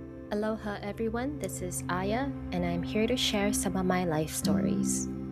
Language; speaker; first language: English; early bilingual, other home language; Japanese